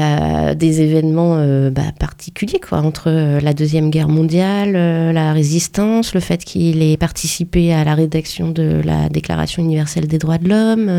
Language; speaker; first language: French; native; French